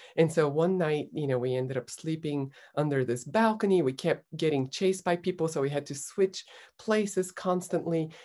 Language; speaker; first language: English; non-native, fluent; Bulgarian